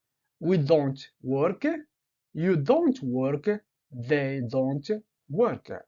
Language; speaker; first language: English; non-native, fluent; French